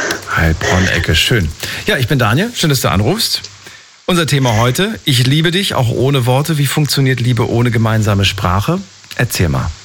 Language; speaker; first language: German; native; German